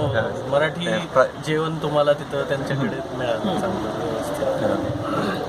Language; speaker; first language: Marathi; native; Marathi